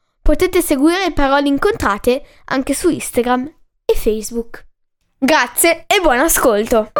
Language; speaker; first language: Italian; native; Italian